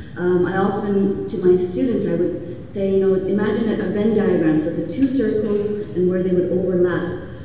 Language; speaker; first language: English; native; English